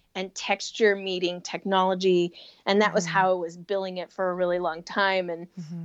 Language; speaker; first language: English; native; English